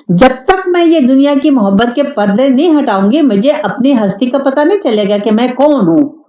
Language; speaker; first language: Urdu; non-native, local second language; Pashto